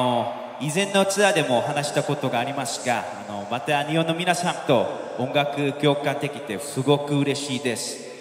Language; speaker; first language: Japanese; non-native, fluent; Korean